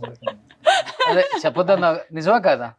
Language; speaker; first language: Telugu; native; Telugu